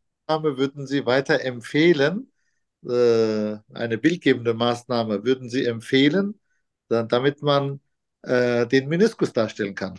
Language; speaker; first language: German; non-native, fluent; Turkish